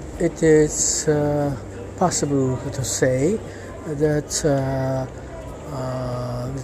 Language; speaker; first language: English; non-native, learner; Japanese